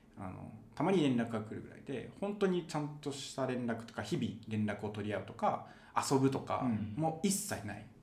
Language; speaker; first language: Japanese; native; Japanese